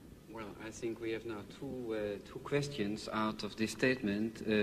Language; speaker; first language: English; non-native, fluent; Dutch